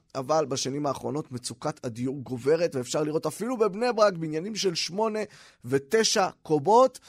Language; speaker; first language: Hebrew; native; Hebrew